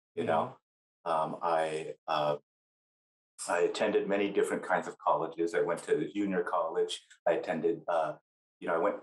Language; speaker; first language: English; native; English